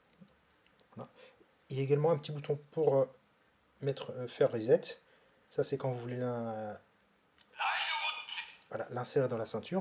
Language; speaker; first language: French; native; French